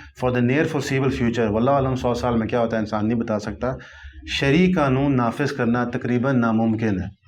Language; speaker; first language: Urdu; native; Urdu